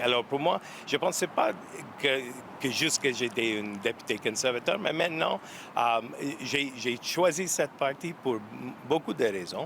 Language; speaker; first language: French; non-native, learner; English